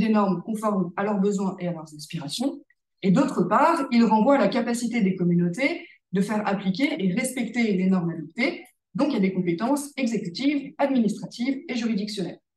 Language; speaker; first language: French; native; French